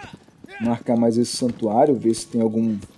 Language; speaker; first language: Portuguese; native; Portuguese